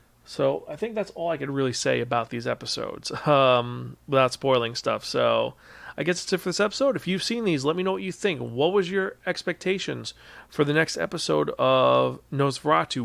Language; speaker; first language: English; native; English